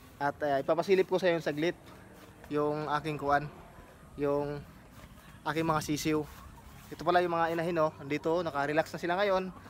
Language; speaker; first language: Filipino; non-native, local second language; Cebuano